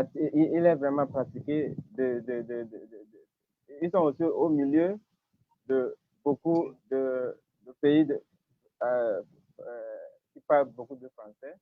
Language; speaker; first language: French; non-native, fluent; Ewe